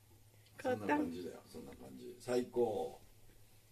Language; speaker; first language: Japanese; native; Japanese